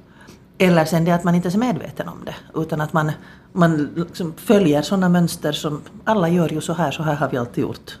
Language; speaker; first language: Swedish; native; Swedish